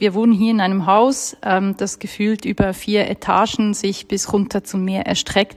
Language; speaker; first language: German; native; German